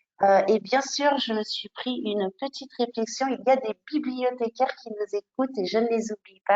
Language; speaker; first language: French; native; French